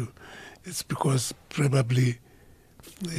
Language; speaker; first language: English; non-native, local second language; Shona